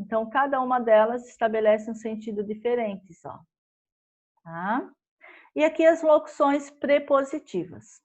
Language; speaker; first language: Portuguese; native; Portuguese